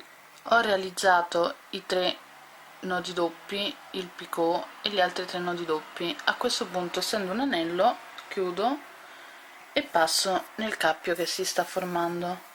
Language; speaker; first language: Italian; native; Italian